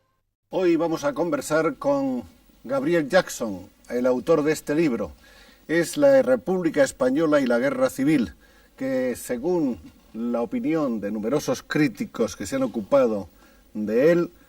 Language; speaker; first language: Spanish; native; Spanish